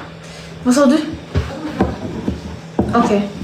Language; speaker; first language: Swedish; early bilingual, other home language; Somali